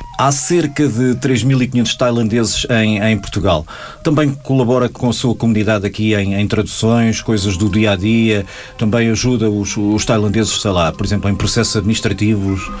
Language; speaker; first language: Portuguese; native; Portuguese